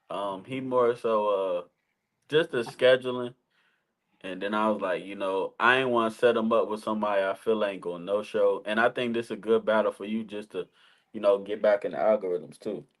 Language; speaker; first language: English; native; English